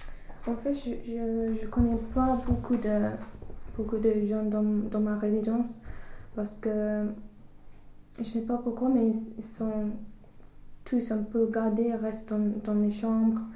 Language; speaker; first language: French; non-native, learner; English